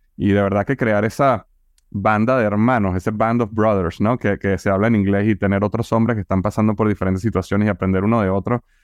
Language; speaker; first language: Spanish; native; Spanish